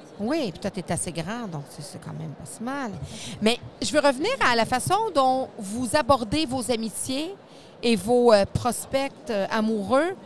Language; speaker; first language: French; native; French